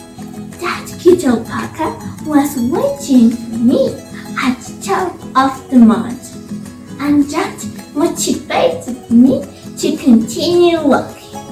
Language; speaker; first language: English; non-native, learner; Spanish